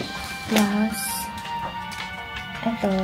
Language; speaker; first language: Filipino; native; Filipino